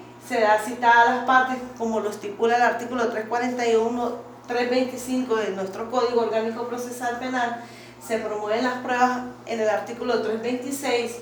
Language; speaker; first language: Spanish; native; Spanish